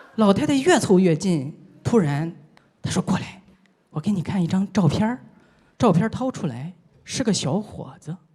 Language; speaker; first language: Chinese; native; Chinese